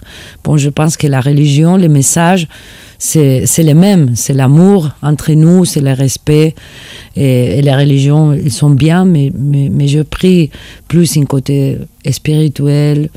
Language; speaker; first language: French; non-native, fluent; Spanish